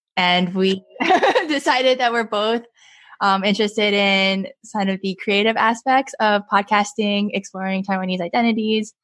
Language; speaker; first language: English; early bilingual, other home language; Chinese